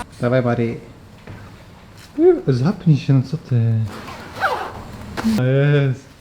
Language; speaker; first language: Polish; native; Polish